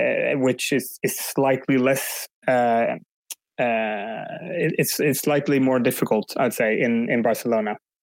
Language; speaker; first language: English; non-native, fluent; Swedish